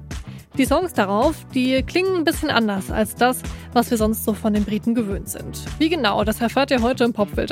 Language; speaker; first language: German; native; German